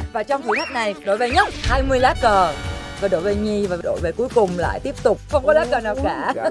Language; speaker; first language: Vietnamese; native; Vietnamese